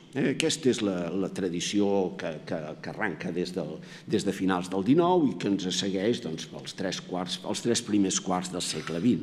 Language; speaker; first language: Catalan; native; Catalan